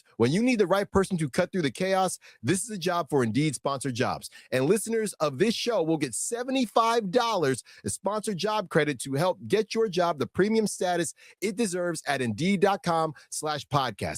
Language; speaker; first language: English; native; English